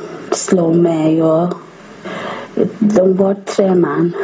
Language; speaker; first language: Swedish; non-native, learner; Persian